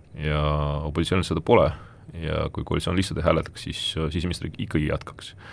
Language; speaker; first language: Estonian; non-native, local second language; Russian